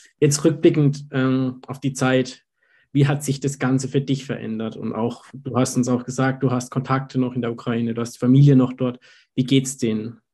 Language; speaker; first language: German; native; German